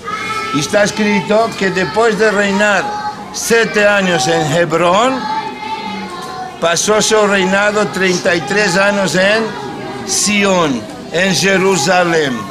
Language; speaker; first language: Portuguese; non-native, fluent; Spanish